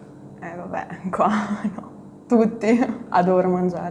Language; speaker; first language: Italian; native; Italian